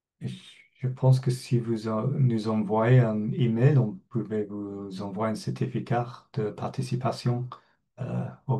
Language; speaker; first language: French; non-native, fluent; English